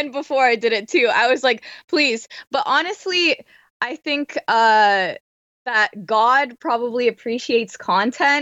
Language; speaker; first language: English; native; English